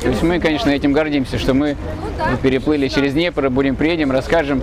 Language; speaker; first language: Russian; native; Russian